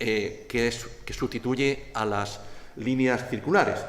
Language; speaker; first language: Spanish; native; Spanish